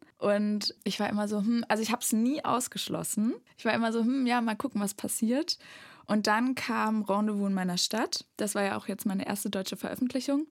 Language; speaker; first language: German; native; German